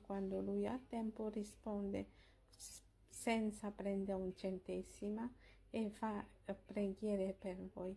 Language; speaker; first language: Italian; non-native, learner; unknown